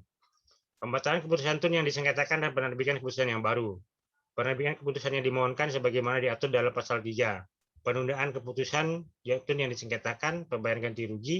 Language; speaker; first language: Indonesian; native; Indonesian